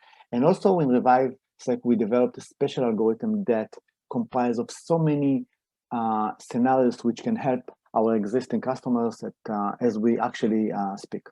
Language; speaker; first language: English; non-native, fluent; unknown